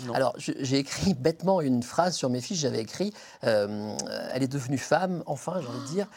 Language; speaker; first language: French; native; French